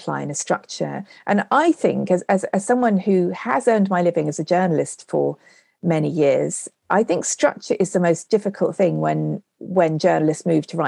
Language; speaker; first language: English; native; English